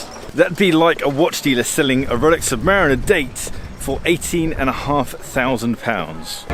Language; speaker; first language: English; native; English